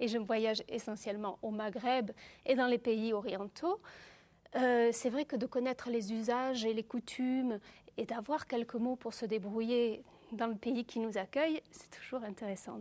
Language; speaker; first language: French; native; French